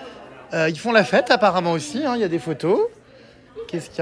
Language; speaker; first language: French; native; French